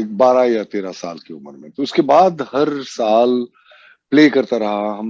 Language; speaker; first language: Hindi; non-native, local second language; Assamese